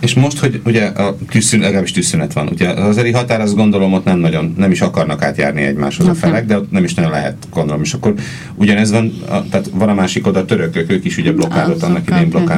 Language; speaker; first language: Hungarian; native; Hungarian